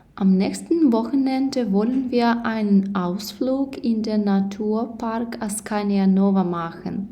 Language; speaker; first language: German; non-native, fluent; Ukrainian